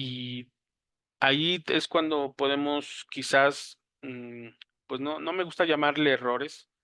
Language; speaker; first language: Spanish; native; Spanish